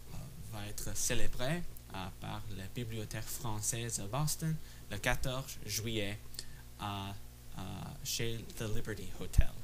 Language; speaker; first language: French; non-native, fluent; English